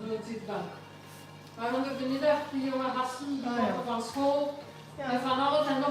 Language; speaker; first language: Dutch; native; Dutch